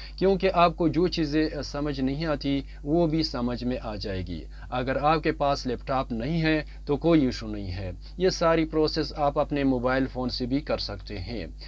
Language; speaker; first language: Urdu; non-native, local second language; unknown